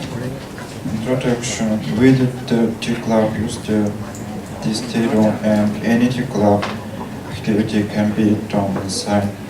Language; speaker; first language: English; non-native, learner; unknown